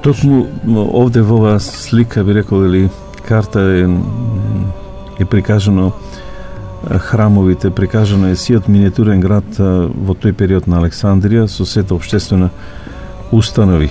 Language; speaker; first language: Macedonian; native; Macedonian